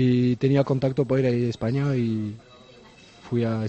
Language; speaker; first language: Spanish; non-native, learner; French